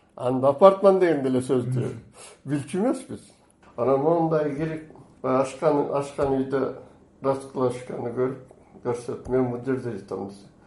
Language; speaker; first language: Kyrgyz; native; Kyrgyz